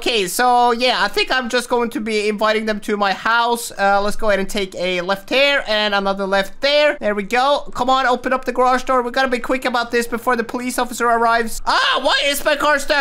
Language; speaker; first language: English; native; English